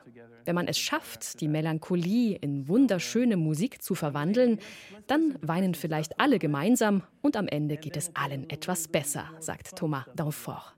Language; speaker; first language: German; native; German